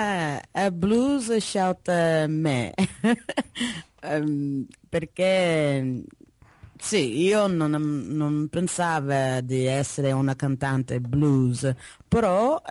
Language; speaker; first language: Italian; non-native, learner; English